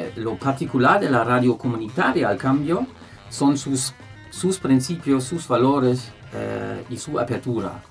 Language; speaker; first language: Spanish; non-native, fluent; German